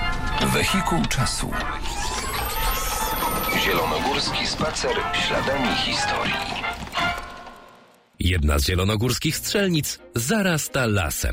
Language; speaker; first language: Polish; native; Polish